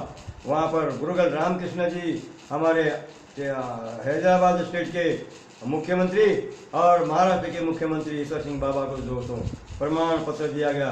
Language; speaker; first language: Hindi; non-native, local second language; Lambadi